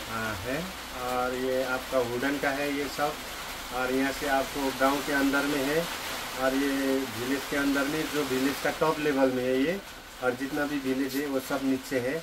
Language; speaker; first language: Hindi; non-native, local second language; Nepali